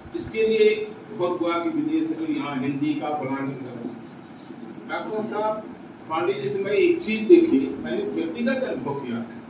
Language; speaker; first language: Hindi; native; Hindi